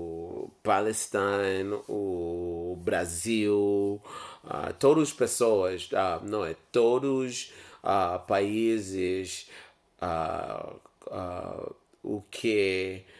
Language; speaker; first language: Portuguese; non-native, learner; English